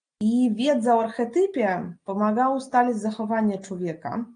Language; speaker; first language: Polish; non-native, fluent; Russian